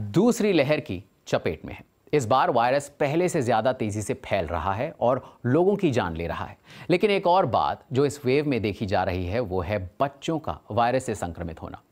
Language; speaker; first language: Hindi; native; Hindi